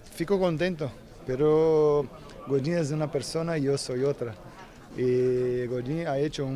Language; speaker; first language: Spanish; non-native, fluent; Portuguese